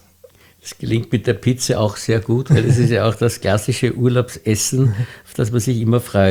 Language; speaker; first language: German; native; German